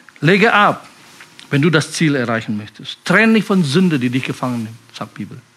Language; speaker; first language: German; non-native, fluent; Indonesian